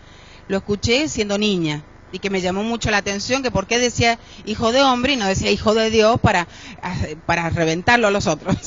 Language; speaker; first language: Spanish; native; Spanish